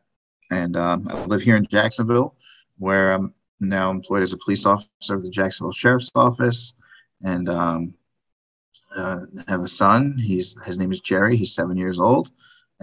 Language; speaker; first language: English; native; English